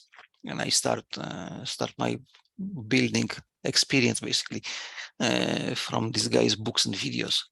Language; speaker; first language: English; non-native, fluent; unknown